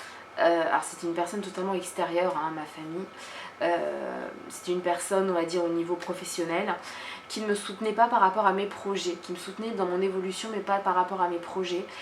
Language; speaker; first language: French; native; French